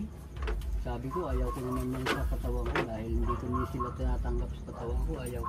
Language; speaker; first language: Filipino; native; Filipino